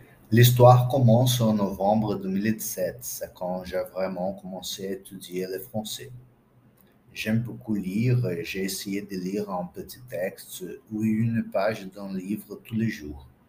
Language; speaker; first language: French; non-native, fluent; Portuguese